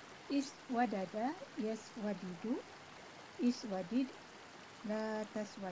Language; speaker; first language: Arabic; non-native, learner; Malay